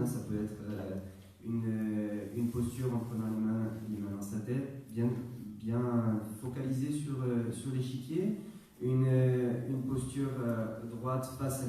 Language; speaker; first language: French; native; French